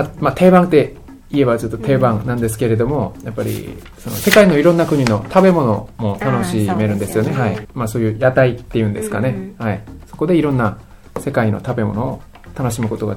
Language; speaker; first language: Japanese; non-native, fluent; Korean